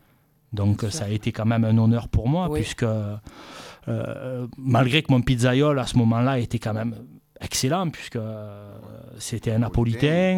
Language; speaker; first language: French; native; French